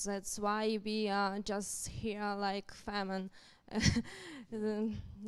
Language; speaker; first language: English; non-native, learner; Ukrainian